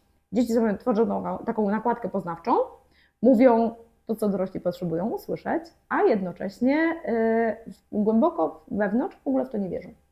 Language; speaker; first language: Polish; native; Polish